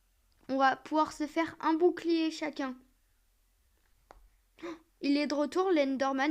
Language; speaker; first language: French; native; French